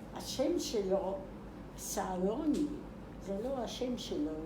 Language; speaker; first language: Hebrew; non-native, fluent; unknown